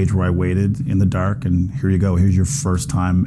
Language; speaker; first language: English; native; English